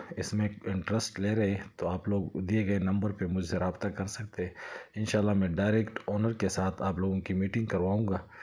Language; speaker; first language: Urdu; non-native, local second language; Punjabi